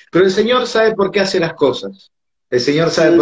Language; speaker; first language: Spanish; native; Spanish